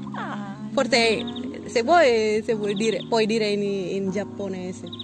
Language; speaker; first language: Italian; non-native, learner; Indonesian